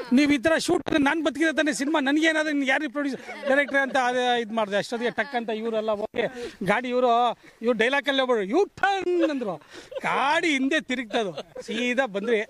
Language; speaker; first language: Kannada; native; Kannada